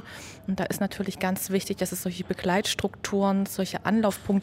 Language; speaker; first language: German; native; German